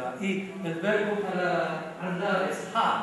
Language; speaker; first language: Spanish; non-native, fluent; English